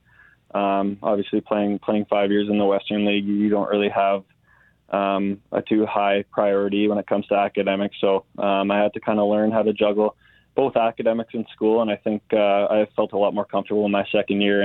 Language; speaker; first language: English; native; English